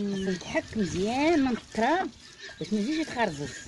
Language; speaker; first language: Arabic; native; Arabic